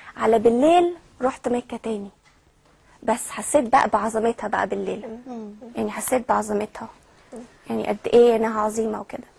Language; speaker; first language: Arabic; early bilingual, heritage; Arabic